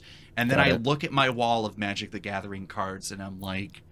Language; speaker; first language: English; native; English